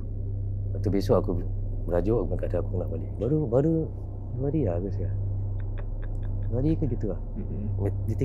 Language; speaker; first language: Malay; native; Malay